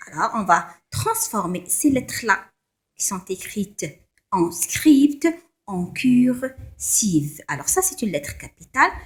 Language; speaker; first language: French; non-native, local second language; Arabic